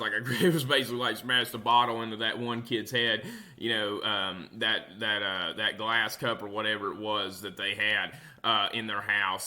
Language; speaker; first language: English; native; English